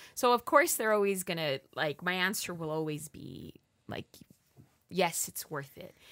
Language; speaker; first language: English; early bilingual, other home language; Spanish